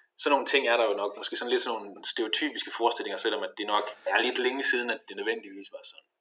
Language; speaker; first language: Danish; native; Danish